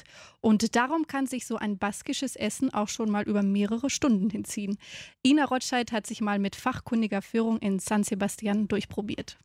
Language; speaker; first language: German; native; German